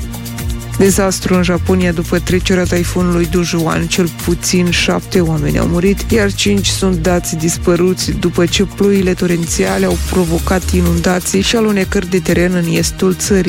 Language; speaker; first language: Romanian; native; Romanian